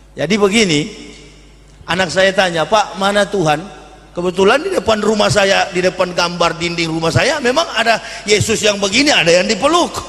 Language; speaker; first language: Indonesian; native; Indonesian